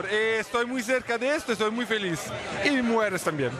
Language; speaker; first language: Spanish; non-native, fluent; Italian